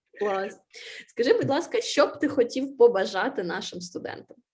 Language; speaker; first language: Ukrainian; native; Ukrainian